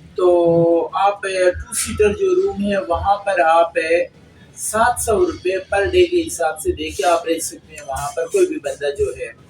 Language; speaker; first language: Urdu; non-native, local second language; Shina